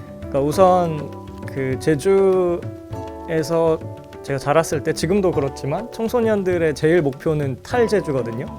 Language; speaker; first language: Korean; native; Korean